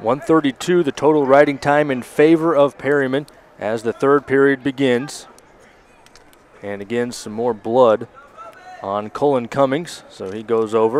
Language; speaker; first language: English; native; English